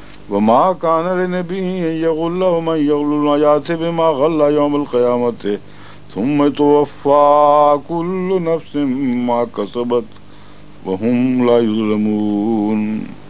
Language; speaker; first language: Arabic; non-native, fluent; Urdu